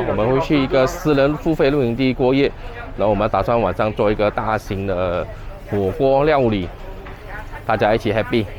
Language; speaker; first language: Chinese; native; Chinese